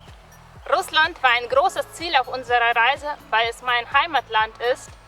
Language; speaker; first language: German; non-native, fluent; Russian